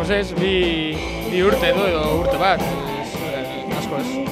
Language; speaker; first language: Basque; non-native, local second language; Spanish